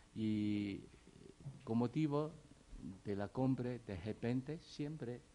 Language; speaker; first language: Spanish; non-native, fluent; Chinese